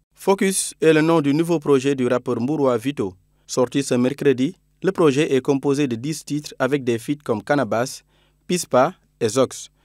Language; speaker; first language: French; non-native, local second language; Wolof